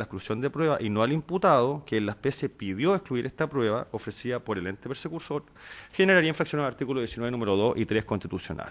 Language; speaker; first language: Spanish; native; Spanish